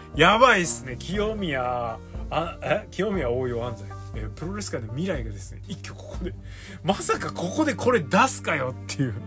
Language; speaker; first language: Japanese; native; Japanese